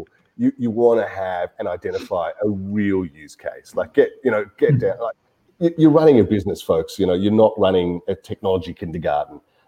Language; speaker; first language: English; native; English